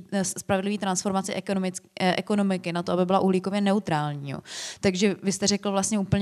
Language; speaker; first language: Czech; native; Czech